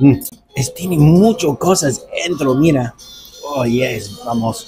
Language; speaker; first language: Spanish; non-native, learner; English